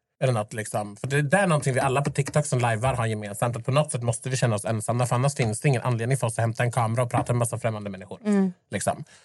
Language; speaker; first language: Swedish; early bilingual, other home language; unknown